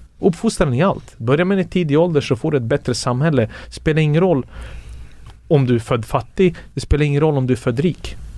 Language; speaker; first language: Swedish; early bilingual, other home language; Serbian